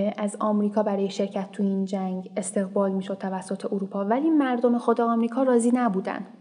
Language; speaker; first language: Persian; native; Persian